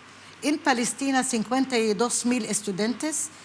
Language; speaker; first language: Spanish; non-native, learner; Arabic